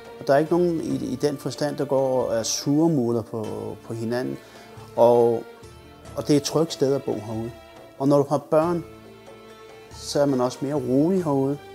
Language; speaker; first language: Danish; early bilingual, other home language; Turkish